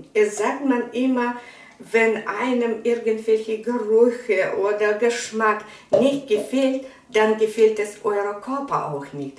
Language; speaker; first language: German; non-native, fluent; Russian